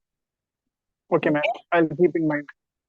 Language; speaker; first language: English; non-native, learner; Urdu